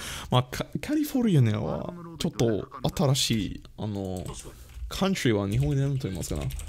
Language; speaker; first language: Japanese; non-native, learner; English